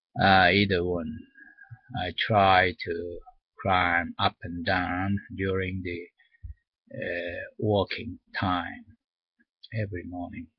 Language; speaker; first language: English; non-native, learner; Japanese